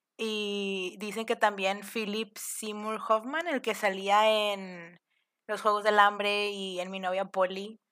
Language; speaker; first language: Spanish; native; Spanish